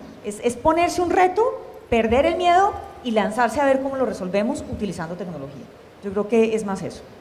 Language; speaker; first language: Spanish; native; Spanish